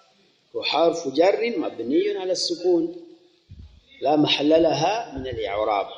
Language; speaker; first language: Arabic; non-native, fluent; Swahili